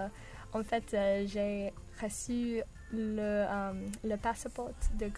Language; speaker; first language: French; non-native, learner; English